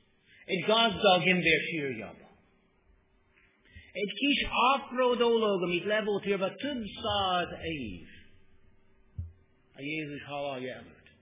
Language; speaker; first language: Hungarian; non-native, learner; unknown